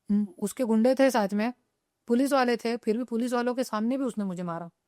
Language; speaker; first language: Hindi; non-native, local second language; Marathi